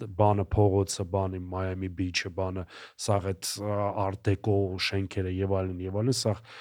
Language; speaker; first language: Armenian; native; Armenian